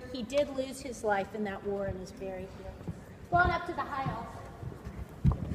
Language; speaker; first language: English; native; English